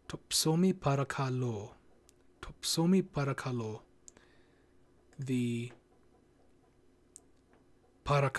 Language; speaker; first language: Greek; non-native, learner; English